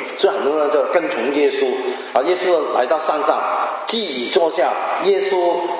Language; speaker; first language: Chinese; non-native, local second language; Min Nan Chinese